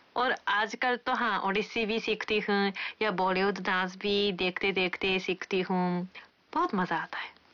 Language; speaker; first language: Hindi; non-native, fluent; Japanese